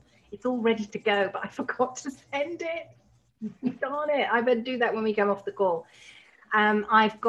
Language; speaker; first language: English; native; English